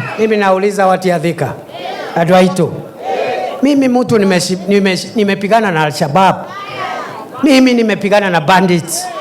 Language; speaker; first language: Swahili; non-native, local second language; Meru